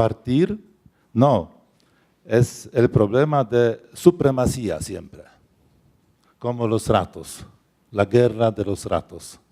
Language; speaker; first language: Spanish; non-native, fluent; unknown